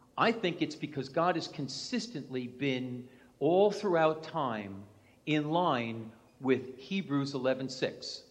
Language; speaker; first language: English; native; English